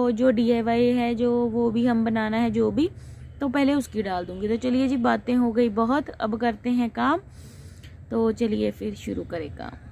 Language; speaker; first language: Hindi; non-native, local second language; Punjabi